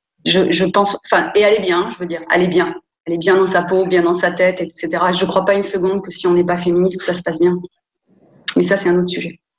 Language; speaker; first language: French; native; French